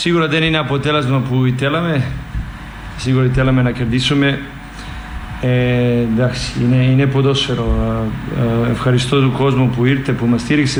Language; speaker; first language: Greek; non-native, fluent; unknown